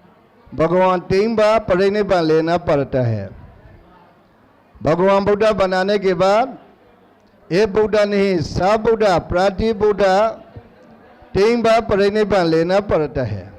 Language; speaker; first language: Hindi; non-native, learner; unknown